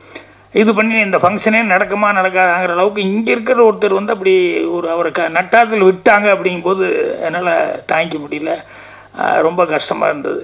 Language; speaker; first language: Tamil; native; Tamil